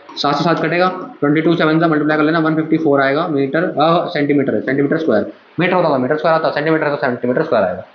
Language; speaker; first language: Hindi; native; Hindi